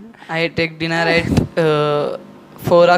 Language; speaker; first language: English; non-native, learner; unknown